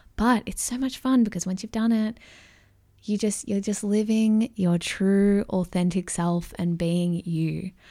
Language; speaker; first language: English; native; English